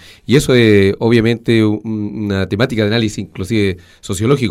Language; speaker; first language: Spanish; native; Spanish